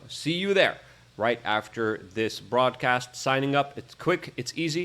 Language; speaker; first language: English; native; English